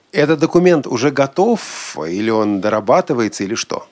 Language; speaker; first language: Russian; native; Russian